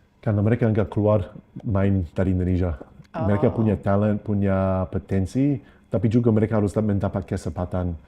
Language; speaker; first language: Indonesian; non-native, fluent; English